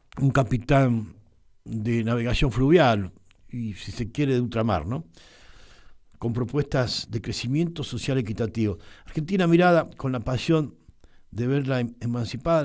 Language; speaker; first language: Spanish; native; Spanish